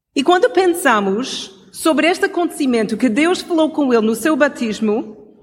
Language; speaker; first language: Portuguese; non-native, fluent; English